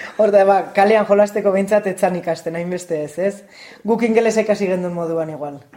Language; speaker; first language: Basque; native; Basque